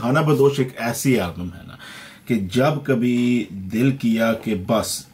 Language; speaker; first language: Urdu; early bilingual, other home language; Punjabi